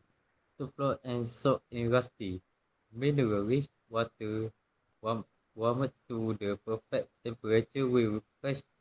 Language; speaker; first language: English; non-native, local second language; Malay